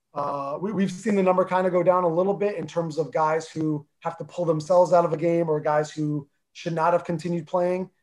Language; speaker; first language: English; early bilingual, other home language; Armenian